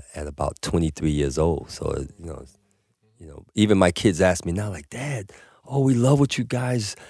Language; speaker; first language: English; native; English